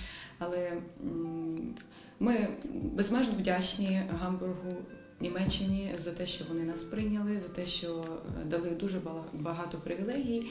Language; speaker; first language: Ukrainian; native; Ukrainian